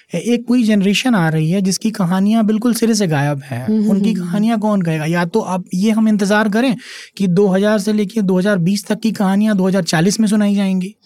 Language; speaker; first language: Hindi; native; Hindi